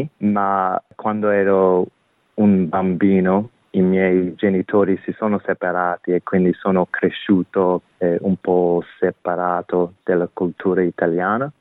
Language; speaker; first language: Italian; non-native, fluent; English